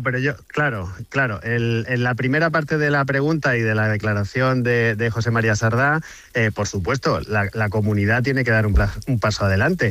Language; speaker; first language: Spanish; native; Spanish